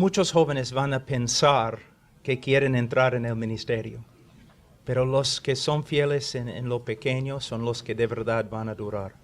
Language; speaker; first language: Spanish; non-native, fluent; English